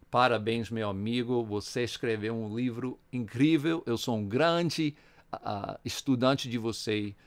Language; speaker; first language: Portuguese; non-native, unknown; English